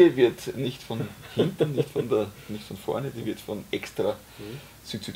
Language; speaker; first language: German; native; German